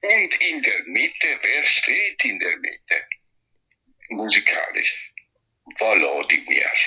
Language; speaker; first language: German; non-native, fluent; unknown